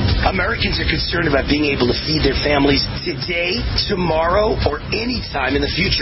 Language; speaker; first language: English; native; English